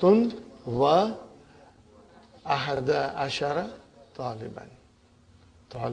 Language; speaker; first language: Arabic; non-native, fluent; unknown